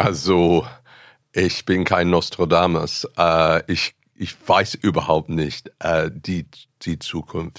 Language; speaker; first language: German; non-native, fluent; English